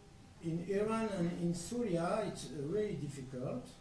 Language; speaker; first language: English; non-native, learner; French